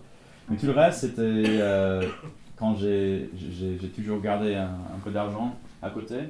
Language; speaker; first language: French; non-native, fluent; English